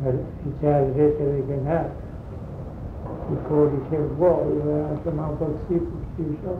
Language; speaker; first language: French; native; French